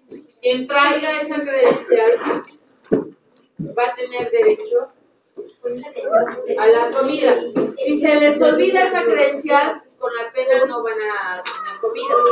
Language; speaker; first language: Spanish; native; Spanish